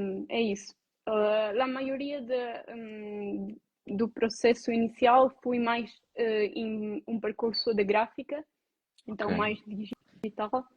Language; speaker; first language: Portuguese; non-native, learner; Italian